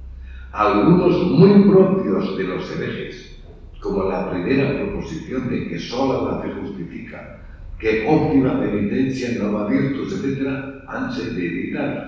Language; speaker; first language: Spanish; native; Spanish